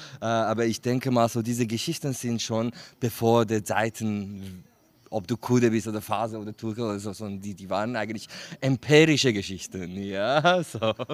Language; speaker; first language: German; non-native, fluent; Kurdish